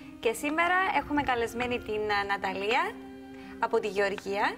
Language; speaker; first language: Greek; native; Greek